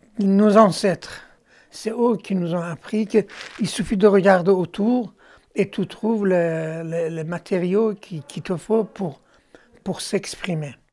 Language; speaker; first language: French; non-native, fluent; Persian